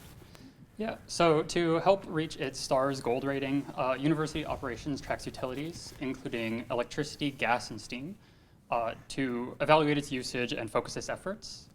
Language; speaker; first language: English; native; English